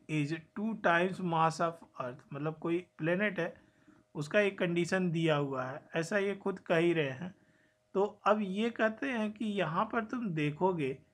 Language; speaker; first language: Hindi; native; Hindi